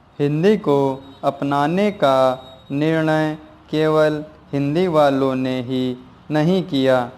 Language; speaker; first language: Hindi; native; Hindi